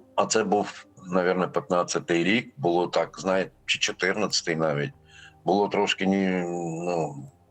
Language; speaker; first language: Ukrainian; non-native, fluent; Armenian